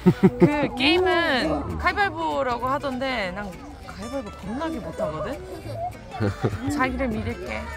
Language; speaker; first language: Korean; non-native, fluent; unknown